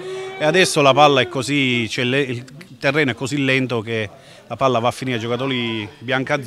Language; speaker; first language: Italian; native; Italian